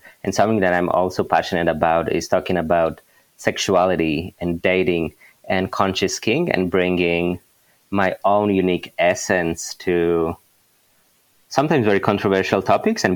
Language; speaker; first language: English; non-native, fluent; Polish